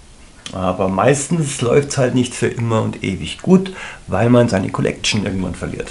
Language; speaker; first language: German; native; German